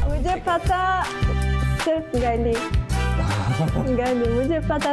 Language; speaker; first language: Hindi; non-native, learner; Turkish